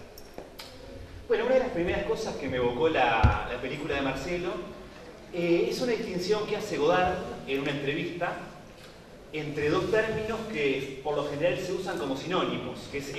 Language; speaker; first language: Spanish; native; Spanish